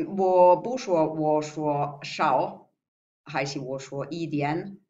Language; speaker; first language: Chinese; non-native, learner; Finnish